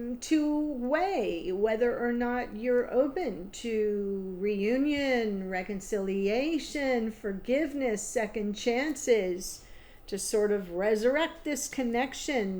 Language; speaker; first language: English; native; English